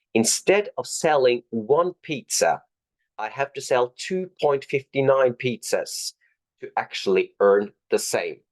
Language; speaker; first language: English; non-native, fluent; Norwegian